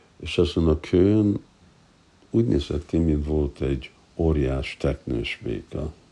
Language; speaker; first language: Hungarian; non-native, fluent; English